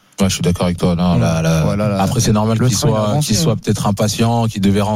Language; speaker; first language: French; native; French